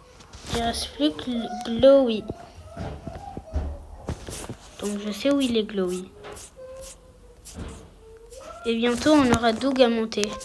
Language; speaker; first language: French; native; French